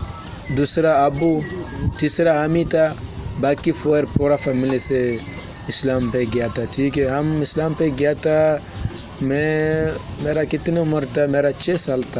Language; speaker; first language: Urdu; non-native, learner; Swahili